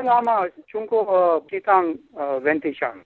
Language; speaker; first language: Chinese; non-native, fluent; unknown